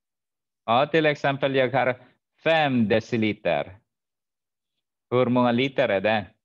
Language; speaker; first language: Swedish; non-native, fluent; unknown